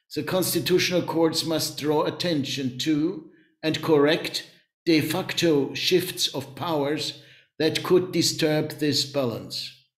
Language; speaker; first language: English; non-native, fluent; German